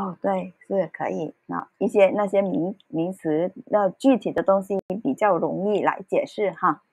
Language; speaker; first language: Chinese; early bilingual, heritage; Cantonese